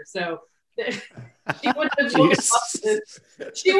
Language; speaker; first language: English; native; English